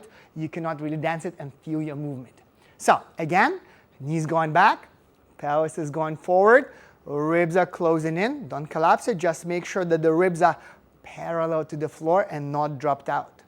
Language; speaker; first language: English; non-native, fluent; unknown